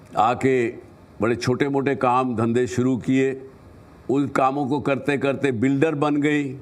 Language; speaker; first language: Hindi; native; Hindi